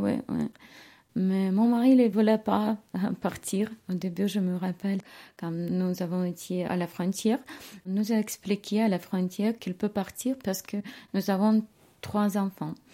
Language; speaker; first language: French; non-native, learner; Ukrainian